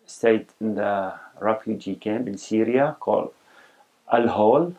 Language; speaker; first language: English; non-native, learner; Arabic